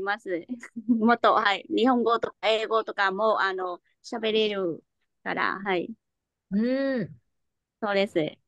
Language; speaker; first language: Japanese; non-native, learner; Vietnamese